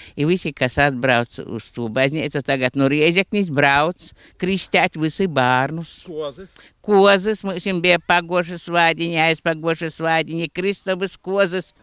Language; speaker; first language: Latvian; native; Latvian